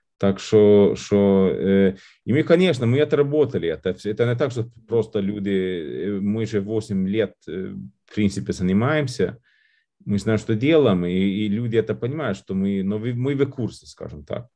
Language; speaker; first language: Russian; non-native, fluent; Lithuanian